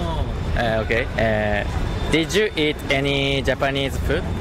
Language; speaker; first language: English; non-native, local second language; Japanese